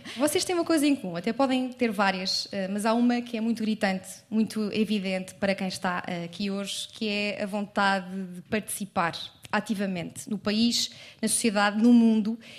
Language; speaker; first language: Portuguese; native; Portuguese